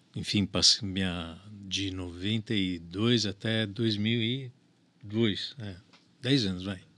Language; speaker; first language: Portuguese; early bilingual, other home language; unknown